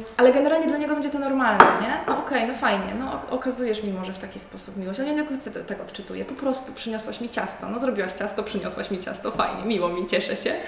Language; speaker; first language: Polish; native; Polish